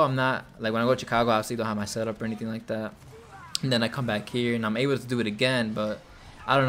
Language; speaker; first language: English; early bilingual, other home language; Spanish